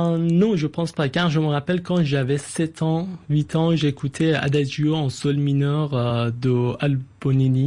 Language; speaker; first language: French; non-native, fluent; Persian